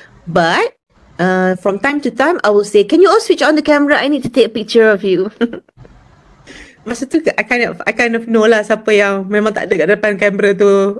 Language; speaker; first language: English; non-native, local second language; Malay